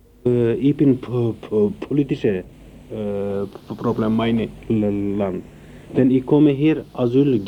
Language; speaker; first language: German; non-native, learner; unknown